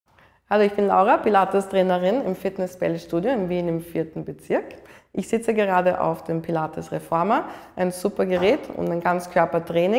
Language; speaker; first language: German; native; German